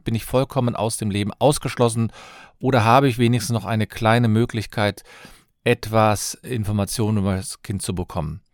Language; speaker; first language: German; native; German